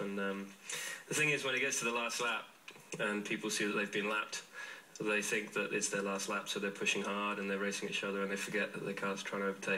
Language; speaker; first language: English; native; English